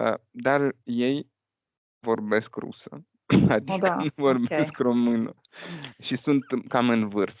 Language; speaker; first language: Romanian; non-native, fluent; Russian